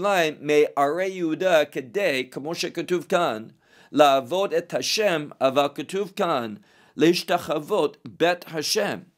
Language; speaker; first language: Hebrew; non-native, fluent; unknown